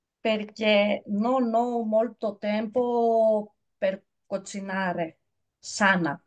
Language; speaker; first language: Italian; non-native, learner; Greek